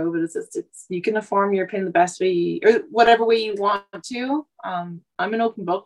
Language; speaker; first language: English; native; English